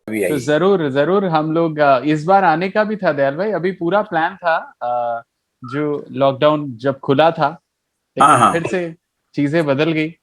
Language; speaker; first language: Hindi; native; Hindi